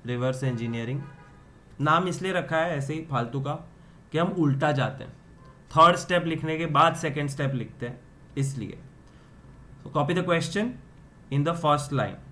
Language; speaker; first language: Hindi; non-native, local second language; Gujarati